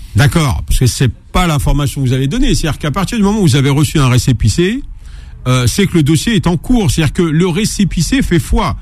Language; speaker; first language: French; native; French